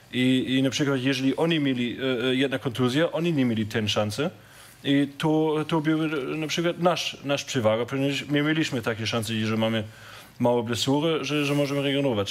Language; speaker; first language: Polish; non-native, learner; German